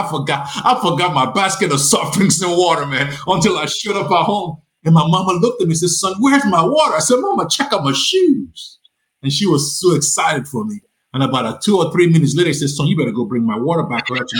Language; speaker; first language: English; non-native, local second language; Yoruba